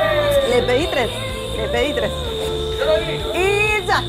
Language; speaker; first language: Spanish; native; Spanish